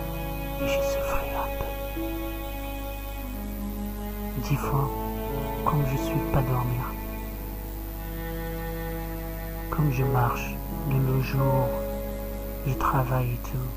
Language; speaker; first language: French; non-native, learner; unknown